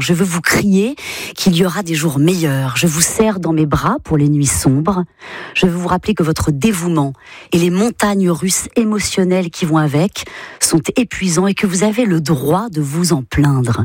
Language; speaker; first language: French; native; French